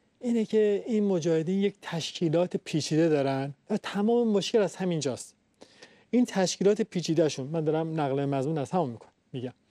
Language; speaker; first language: Persian; native; Persian